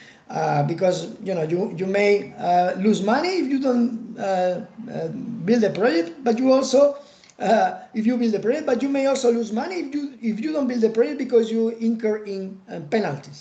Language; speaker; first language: English; non-native, fluent; Spanish